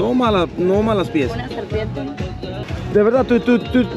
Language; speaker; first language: Spanish; non-native, learner; Swedish